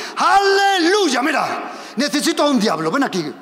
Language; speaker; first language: Spanish; early bilingual, heritage; Spanish